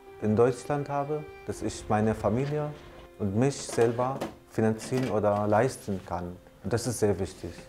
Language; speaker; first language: German; non-native, learner; Arabic